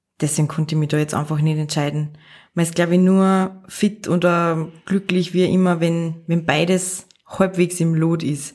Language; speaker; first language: German; native; German